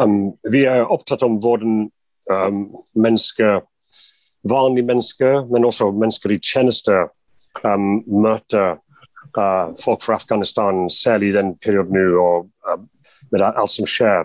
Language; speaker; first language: Norwegian; non-native, fluent; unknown